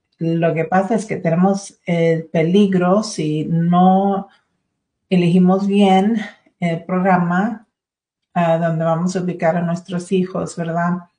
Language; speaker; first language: Spanish; early bilingual, other home language; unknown